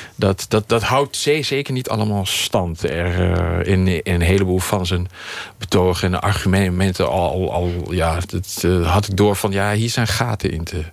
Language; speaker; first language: Dutch; native; Dutch